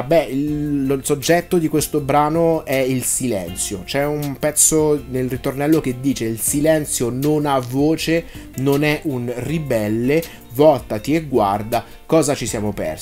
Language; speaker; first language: Italian; native; Italian